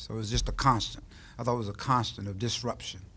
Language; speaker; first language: English; native; English